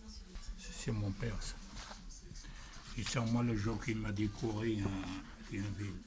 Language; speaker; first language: French; non-native, fluent; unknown